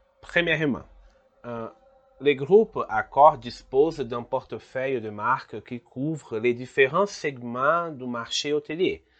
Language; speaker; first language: French; non-native, fluent; Portuguese